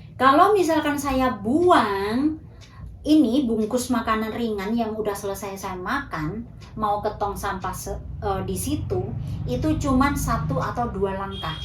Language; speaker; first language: Indonesian; native; Indonesian